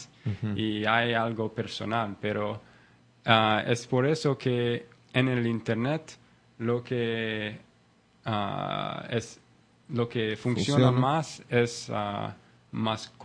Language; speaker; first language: Spanish; non-native, learner; English